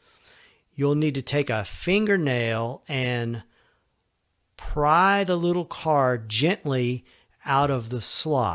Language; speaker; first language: English; native; English